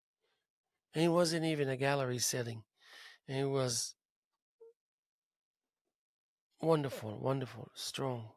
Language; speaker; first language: English; non-native, fluent; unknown